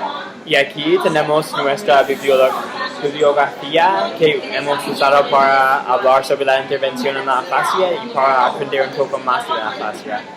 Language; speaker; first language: Spanish; non-native, fluent; English